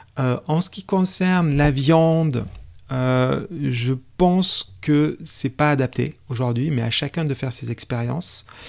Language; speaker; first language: French; native; French